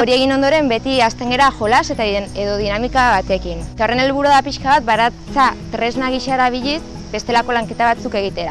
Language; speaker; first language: Basque; native; Basque